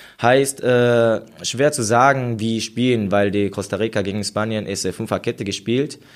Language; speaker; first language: German; non-native, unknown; Japanese